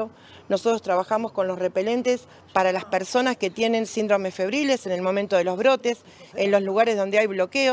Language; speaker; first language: Spanish; native; Spanish